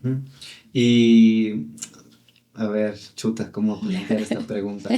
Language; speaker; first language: Spanish; native; Spanish